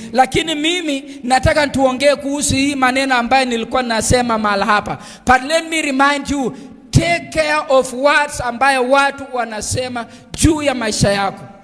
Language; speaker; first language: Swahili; non-native, local second language; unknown